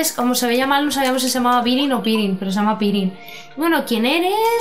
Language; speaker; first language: Spanish; native; Spanish